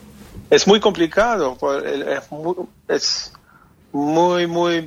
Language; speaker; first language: Spanish; non-native, fluent; Hebrew